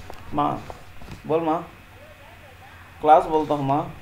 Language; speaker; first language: Hindi; non-native, local second language; Telugu